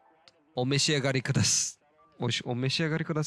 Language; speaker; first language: Japanese; non-native, learner; Turkish